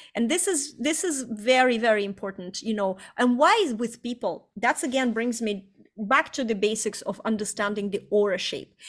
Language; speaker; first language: English; non-native, fluent; Estonian